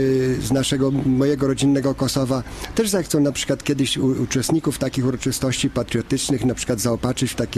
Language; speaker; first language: Polish; native; Polish